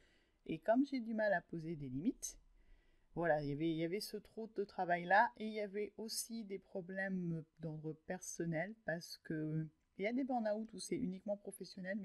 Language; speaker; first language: French; native; French